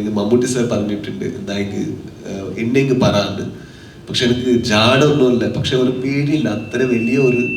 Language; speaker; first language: Malayalam; non-native, local second language; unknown